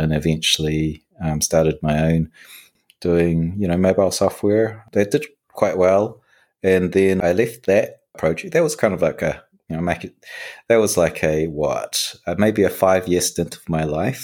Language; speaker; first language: English; native; English